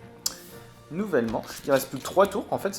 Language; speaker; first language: French; native; French